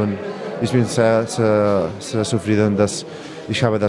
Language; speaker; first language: German; non-native, learner; Spanish